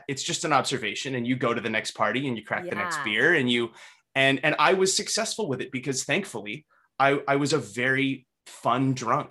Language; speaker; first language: English; native; English